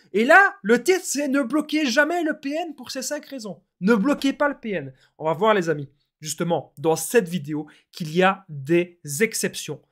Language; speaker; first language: French; native; French